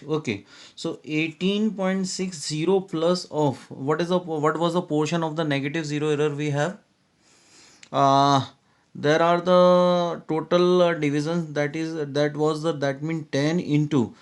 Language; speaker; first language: English; non-native, local second language; Hindi